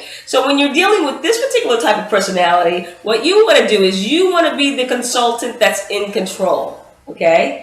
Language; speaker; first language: English; native; English